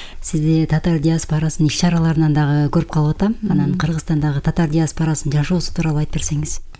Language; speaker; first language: Kyrgyz; native; Kyrgyz